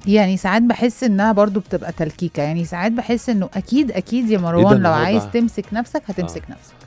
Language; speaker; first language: Arabic; native; Arabic